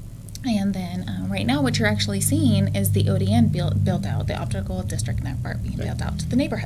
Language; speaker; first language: English; native; English